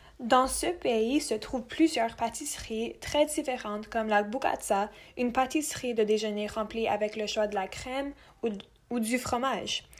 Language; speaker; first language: French; non-native, local second language; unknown